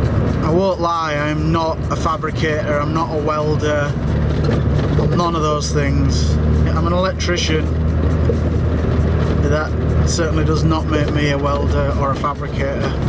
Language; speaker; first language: English; native; English